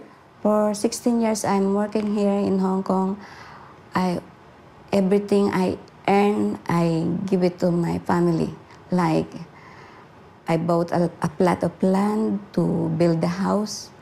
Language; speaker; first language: English; non-native, fluent; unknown